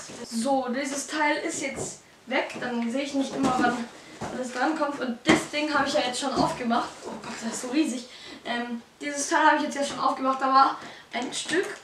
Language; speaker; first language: German; native; German